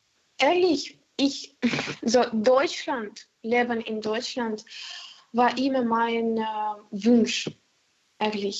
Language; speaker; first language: German; non-native, learner; Ukrainian